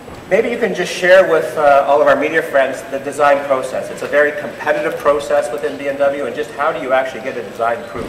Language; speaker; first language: English; native; English